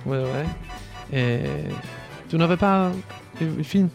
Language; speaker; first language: French; non-native, learner; Spanish